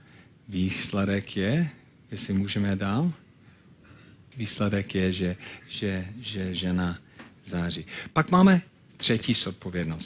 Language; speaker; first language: Czech; non-native, fluent; English